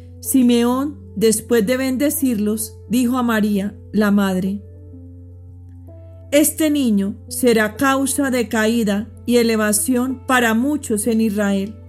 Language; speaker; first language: Spanish; native; Spanish